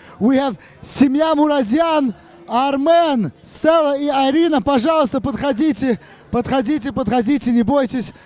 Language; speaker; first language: Russian; early bilingual, other home language; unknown